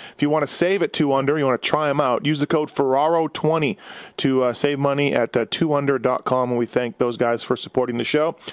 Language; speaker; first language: English; native; English